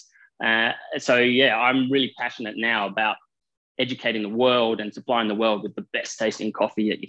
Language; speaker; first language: English; native; English